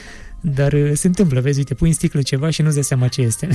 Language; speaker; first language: Romanian; native; Romanian